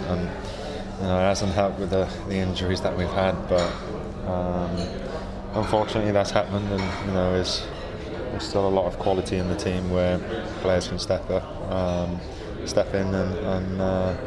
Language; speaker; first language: English; native; English